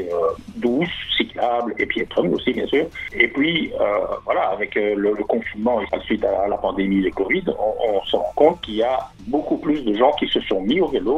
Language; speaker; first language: French; native; French